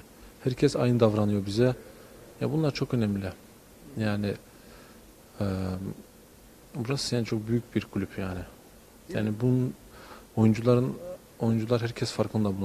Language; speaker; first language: Turkish; early bilingual, heritage; Turkish